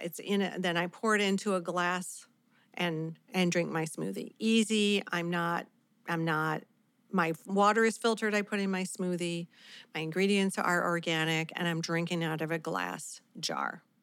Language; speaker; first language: English; native; English